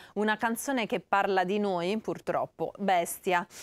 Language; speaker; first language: Italian; native; Italian